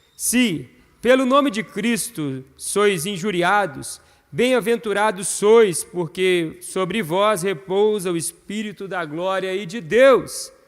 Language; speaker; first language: Portuguese; native; Portuguese